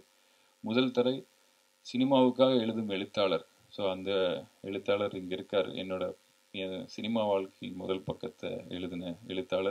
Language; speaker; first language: Tamil; native; Tamil